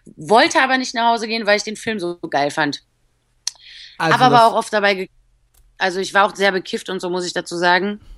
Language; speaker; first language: German; early bilingual, other home language; Polish